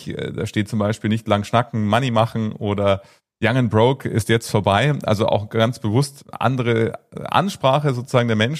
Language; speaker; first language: German; native; German